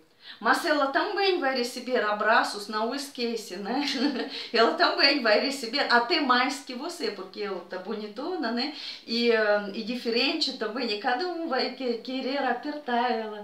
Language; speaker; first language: Portuguese; non-native, fluent; Russian